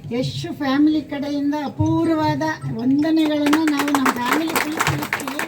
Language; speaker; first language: Kannada; native; Kannada